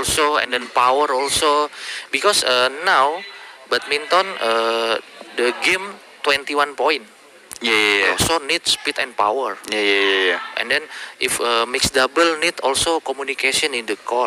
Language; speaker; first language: English; non-native, learner; Indonesian